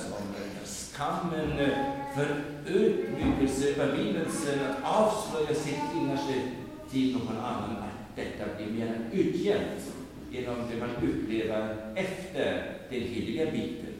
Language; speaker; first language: Swedish; non-native, fluent; German